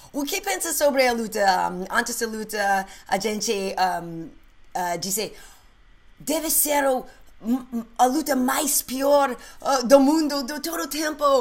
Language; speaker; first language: Portuguese; non-native, learner; English